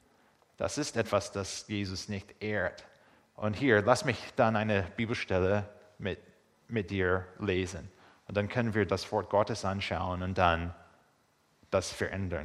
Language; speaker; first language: German; non-native, fluent; English